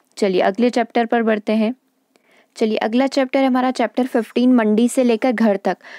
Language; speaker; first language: Hindi; native; Hindi